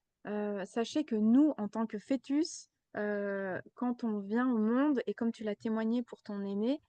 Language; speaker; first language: French; native; French